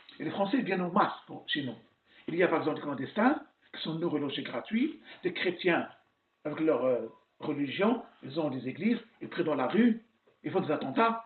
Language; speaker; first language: French; non-native, local second language; Arabic